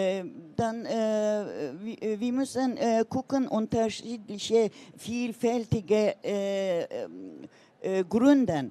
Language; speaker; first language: German; non-native, learner; Turkish